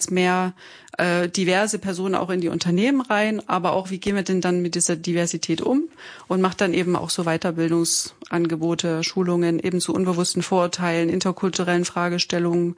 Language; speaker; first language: German; native; German